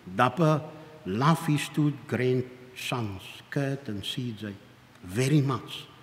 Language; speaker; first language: English; non-native, local second language; Afrikaans